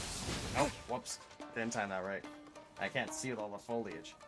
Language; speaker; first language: English; native; English